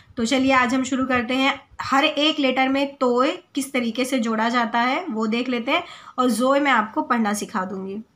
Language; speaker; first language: Hindi; native; Hindi